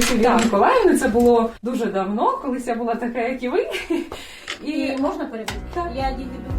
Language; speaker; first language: Ukrainian; native; Ukrainian